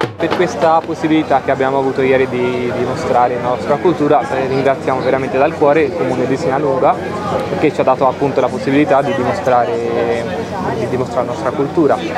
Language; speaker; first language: Italian; non-native, fluent; Punjabi